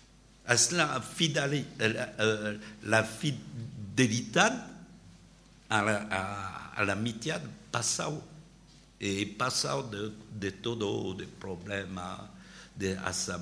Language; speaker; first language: Spanish; non-native, learner; French